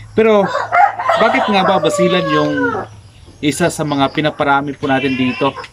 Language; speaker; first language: Filipino; non-native, local second language; Cebuano